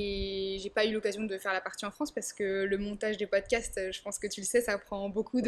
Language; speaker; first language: French; native; French